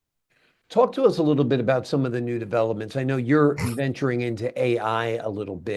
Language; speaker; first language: English; native; English